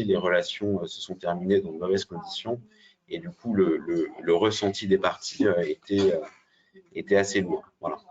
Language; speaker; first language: French; native; French